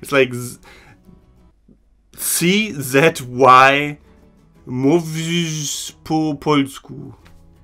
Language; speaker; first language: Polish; non-native, learner; German